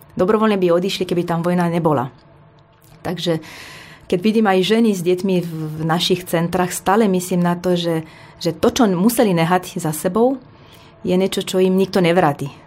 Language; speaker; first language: Slovak; non-native, fluent; Romanian